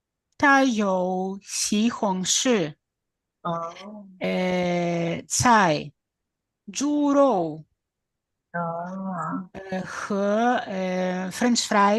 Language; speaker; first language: Chinese; non-native, learner; Greek